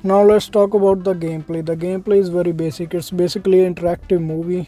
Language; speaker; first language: English; non-native, fluent; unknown